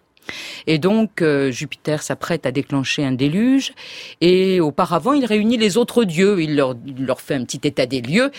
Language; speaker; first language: French; native; French